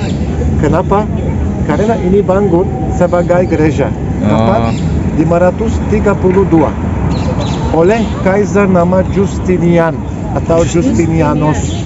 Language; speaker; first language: Indonesian; non-native, learner; Turkish